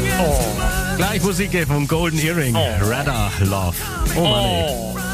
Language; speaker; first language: German; native; German